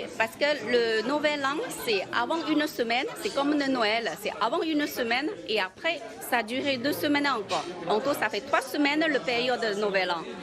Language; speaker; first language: French; non-native, learner; Chinese